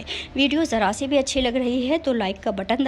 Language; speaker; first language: Urdu; native; Urdu